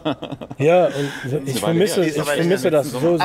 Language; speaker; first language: German; non-native, fluent; English